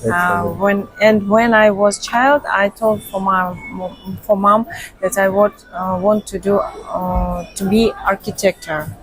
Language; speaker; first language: English; non-native, learner; Russian